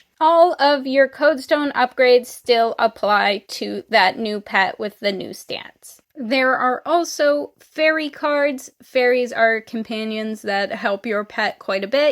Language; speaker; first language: English; native; English